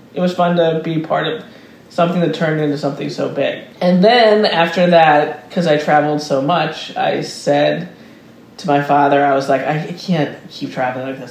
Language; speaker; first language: English; native; English